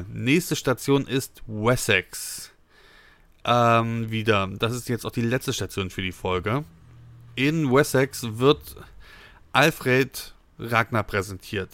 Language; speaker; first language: German; native; German